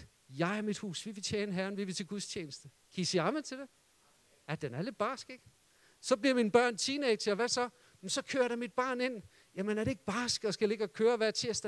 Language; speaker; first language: Danish; native; Danish